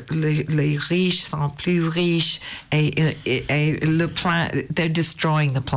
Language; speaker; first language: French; non-native, learner; English